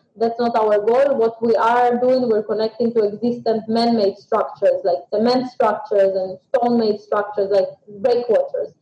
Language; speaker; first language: English; non-native, fluent; Russian